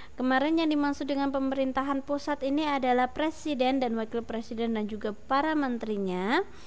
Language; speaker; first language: Indonesian; native; Indonesian